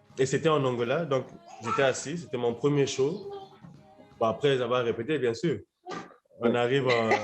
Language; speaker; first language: French; non-native, local second language; Lingala